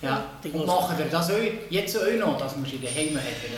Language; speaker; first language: German; native; German